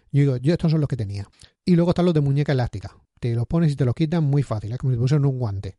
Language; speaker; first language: Spanish; native; Spanish